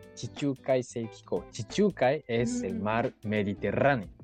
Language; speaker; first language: Spanish; non-native, fluent; Japanese